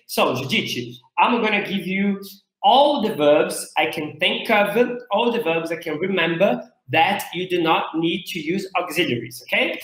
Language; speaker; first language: English; non-native, fluent; Portuguese